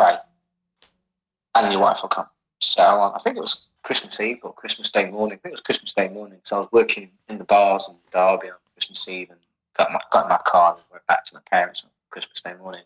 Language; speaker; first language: English; native; English